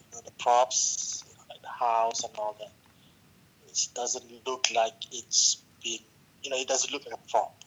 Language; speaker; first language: English; non-native, local second language; Malay